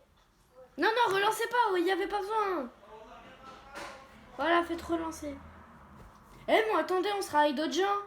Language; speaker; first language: French; native; French